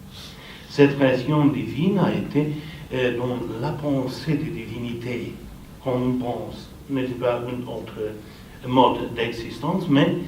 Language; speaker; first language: French; non-native, fluent; Romanian